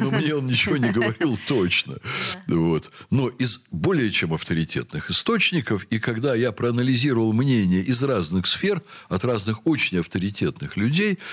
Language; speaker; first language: Russian; native; Russian